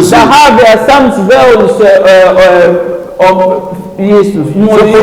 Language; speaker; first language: Danish; non-native, fluent; French